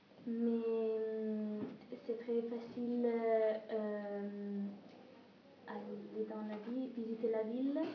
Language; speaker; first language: French; non-native, learner; Italian